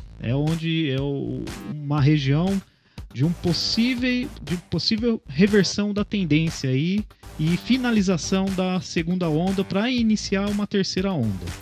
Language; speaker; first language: Portuguese; native; Portuguese